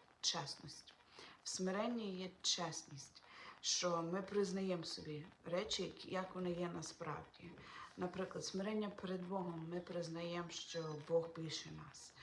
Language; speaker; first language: Ukrainian; non-native, local second language; Russian